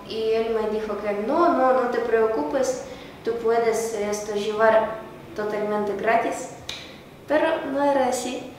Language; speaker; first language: Spanish; non-native, learner; Ukrainian